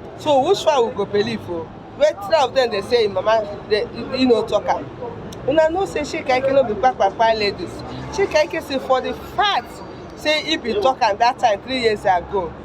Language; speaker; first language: Nigerian Pidgin; non-native, local second language; Igbo